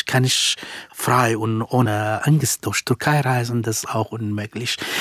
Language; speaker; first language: German; non-native, fluent; Kurdish